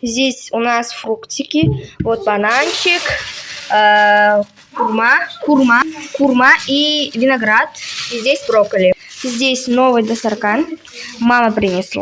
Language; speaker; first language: Russian; non-native, local second language; Kazakh